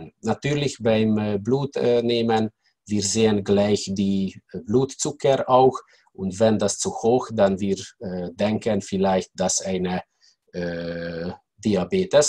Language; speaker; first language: German; non-native, learner; Hungarian